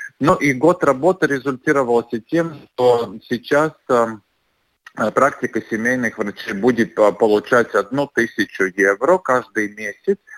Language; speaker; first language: Russian; non-native, local second language; Latvian